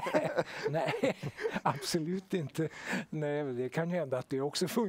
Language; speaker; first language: Swedish; native; Swedish